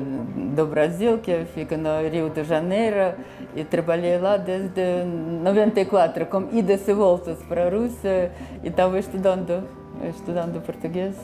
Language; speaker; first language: Portuguese; non-native, fluent; Russian